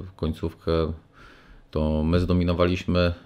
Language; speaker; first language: Polish; native; Polish